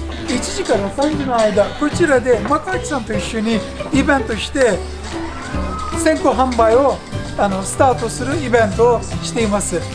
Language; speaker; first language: Japanese; non-native, fluent; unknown